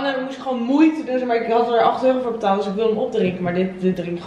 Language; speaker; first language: Dutch; native; Dutch